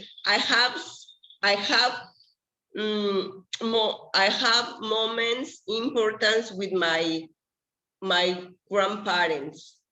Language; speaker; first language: English; non-native, learner; Spanish